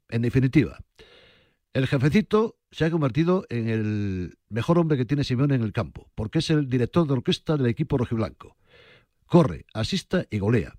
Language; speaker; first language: Spanish; native; Spanish